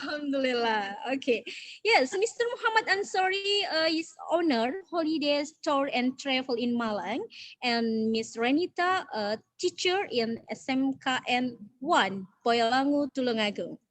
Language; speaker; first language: English; non-native, learner; Indonesian